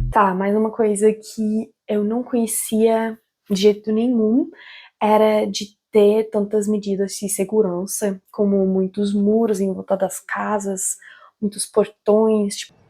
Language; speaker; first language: Portuguese; non-native, fluent; German